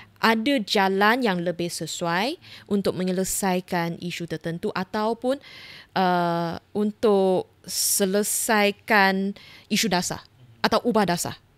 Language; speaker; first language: Malay; non-native, local second language; Chinese